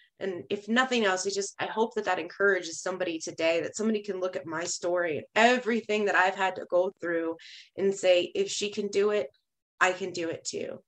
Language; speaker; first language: English; native; English